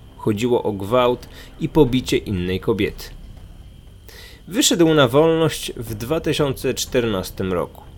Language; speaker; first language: Polish; native; Polish